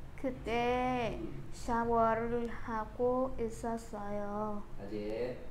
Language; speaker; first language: Korean; non-native, learner; Vietnamese